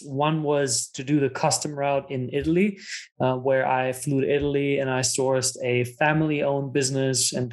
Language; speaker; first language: English; non-native, fluent; German